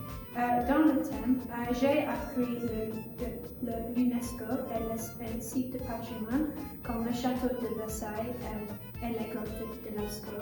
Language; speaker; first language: French; non-native, learner; English